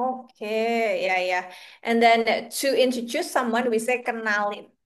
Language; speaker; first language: English; non-native, fluent; Indonesian